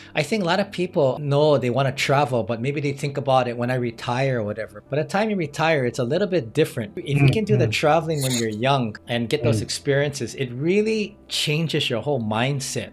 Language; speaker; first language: English; native; English